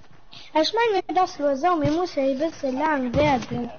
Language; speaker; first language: German; non-native, learner; Portuguese